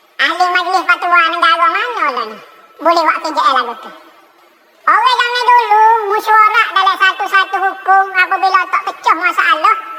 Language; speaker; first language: Malay; native; Malay